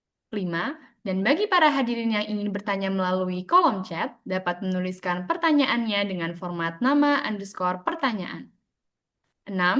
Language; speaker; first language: Indonesian; native; Indonesian